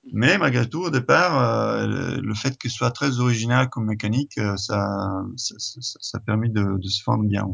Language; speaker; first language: French; non-native, fluent; Italian